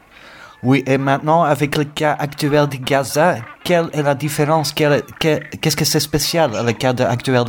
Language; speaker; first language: French; non-native, fluent; Dutch